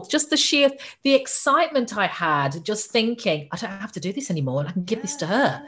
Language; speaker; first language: English; native; English